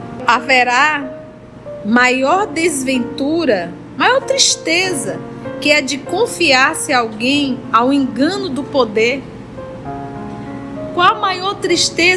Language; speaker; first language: Portuguese; native; Portuguese